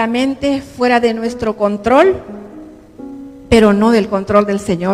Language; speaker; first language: Spanish; native; Spanish